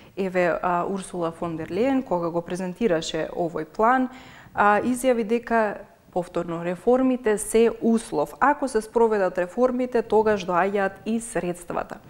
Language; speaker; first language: Macedonian; native; Macedonian